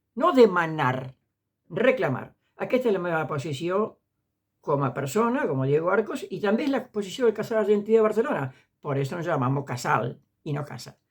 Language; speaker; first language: Catalan; non-native, fluent; Spanish